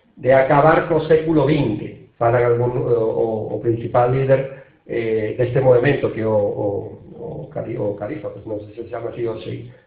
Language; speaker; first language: Galician; non-native, local second language; Spanish